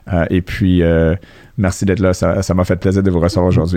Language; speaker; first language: French; native; French